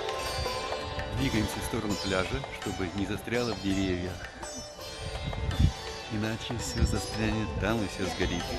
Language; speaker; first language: Russian; native; Russian